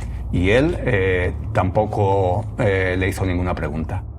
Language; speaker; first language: Spanish; native; Spanish